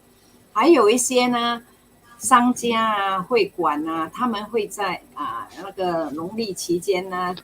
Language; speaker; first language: Chinese; native; Chinese